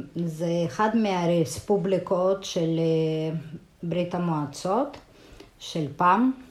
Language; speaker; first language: Hebrew; non-native, fluent; Russian